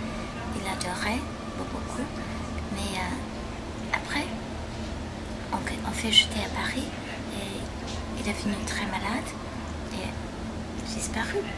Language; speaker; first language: French; non-native, fluent; English